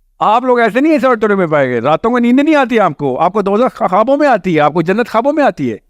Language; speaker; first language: Urdu; native; Urdu